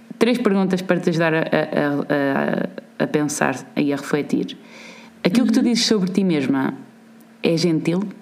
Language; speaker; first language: Portuguese; native; Portuguese